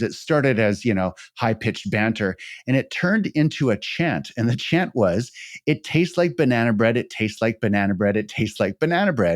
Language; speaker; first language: English; native; English